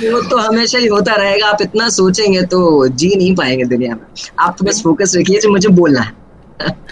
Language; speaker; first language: Hindi; native; Hindi